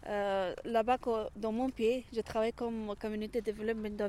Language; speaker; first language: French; non-native, learner; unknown